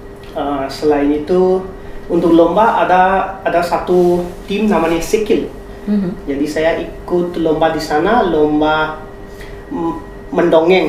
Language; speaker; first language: Indonesian; non-native, fluent; Hindi